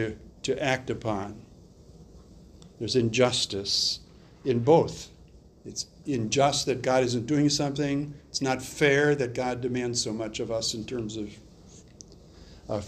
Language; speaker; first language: English; native; English